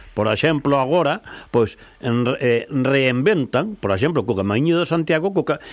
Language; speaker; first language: Galician; native; Galician